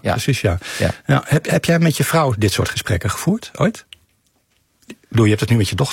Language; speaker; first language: Dutch; native; Dutch